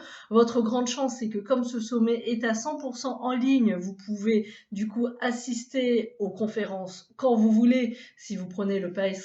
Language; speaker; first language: French; native; French